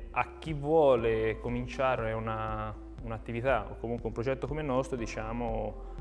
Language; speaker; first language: Italian; native; Italian